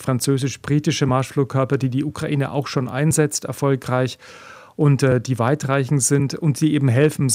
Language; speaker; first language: German; native; German